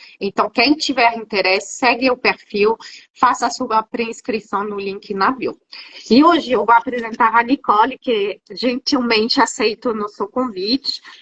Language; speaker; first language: Portuguese; non-native, fluent; French